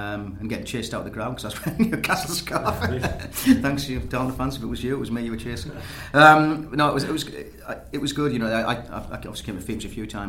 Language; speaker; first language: English; native; English